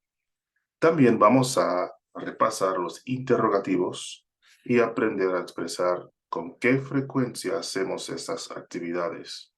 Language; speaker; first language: Spanish; non-native, fluent; English